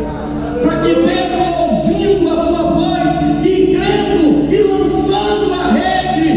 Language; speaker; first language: Portuguese; native; Portuguese